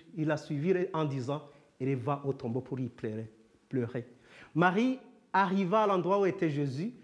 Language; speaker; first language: French; non-native, local second language; Kinyarwanda